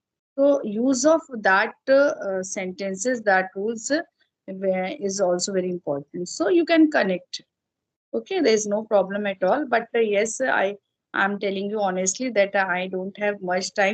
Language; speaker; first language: English; non-native, fluent; Hindi